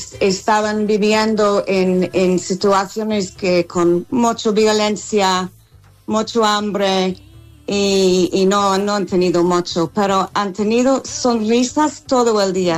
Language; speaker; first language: Spanish; non-native, fluent; English